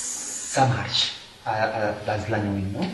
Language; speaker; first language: French; non-native, fluent; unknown